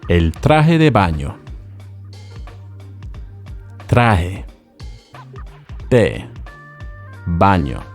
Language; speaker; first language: Spanish; non-native, fluent; English